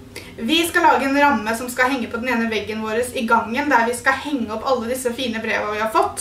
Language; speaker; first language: Norwegian; native; Norwegian